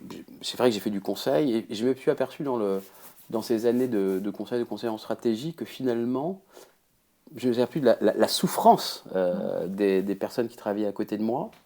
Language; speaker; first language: French; native; French